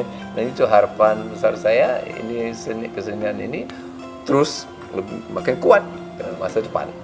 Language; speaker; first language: Indonesian; non-native, fluent; English